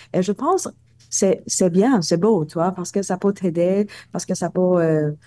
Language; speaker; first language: French; non-native, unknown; Persian